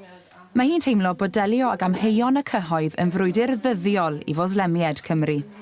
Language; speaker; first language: Welsh; native; Welsh